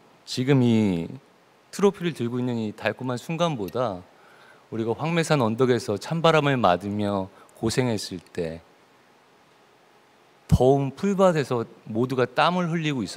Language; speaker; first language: Korean; native; Korean